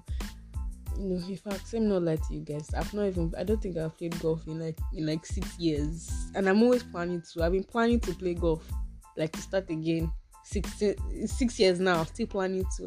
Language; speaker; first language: English; non-native, local second language; Yoruba